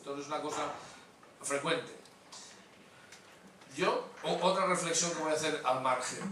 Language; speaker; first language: Spanish; native; Spanish